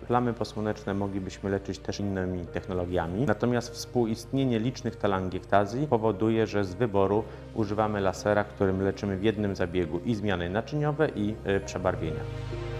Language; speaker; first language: Polish; native; Polish